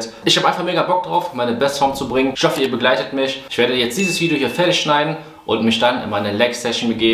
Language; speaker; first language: German; native; German